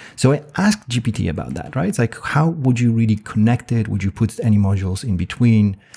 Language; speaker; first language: English; non-native, fluent; Polish